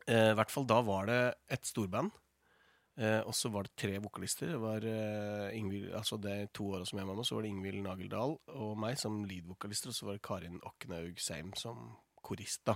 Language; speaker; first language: Norwegian; native; Norwegian